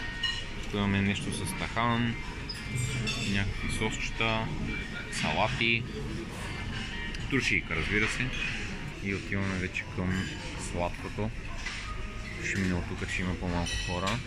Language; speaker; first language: Bulgarian; native; Bulgarian